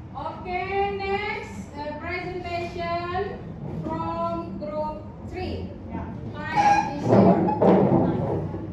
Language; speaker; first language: English; non-native, learner; Indonesian